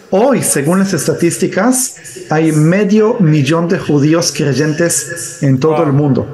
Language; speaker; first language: Spanish; early bilingual, heritage; Hebrew